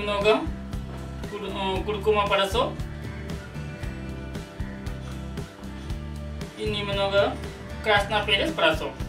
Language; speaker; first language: Russian; non-native, learner; Hindi